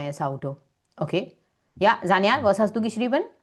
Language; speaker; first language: German; non-native, fluent; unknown